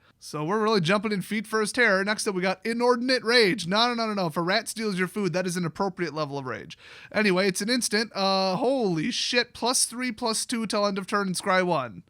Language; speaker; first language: English; native; English